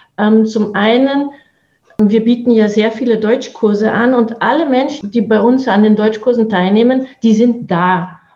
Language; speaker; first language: German; native; German